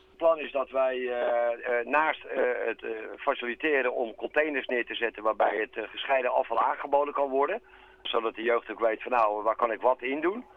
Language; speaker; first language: Dutch; native; Dutch